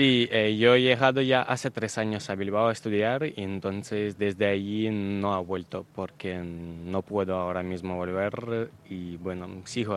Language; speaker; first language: Spanish; non-native, fluent; Ukrainian